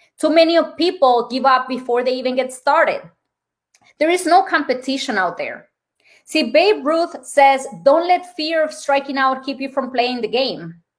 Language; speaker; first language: English; non-native, fluent; Spanish